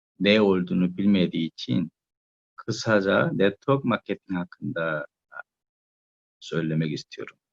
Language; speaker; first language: Turkish; non-native, learner; Korean